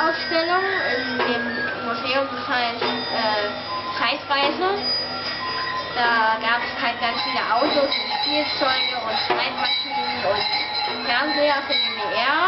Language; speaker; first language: German; native; German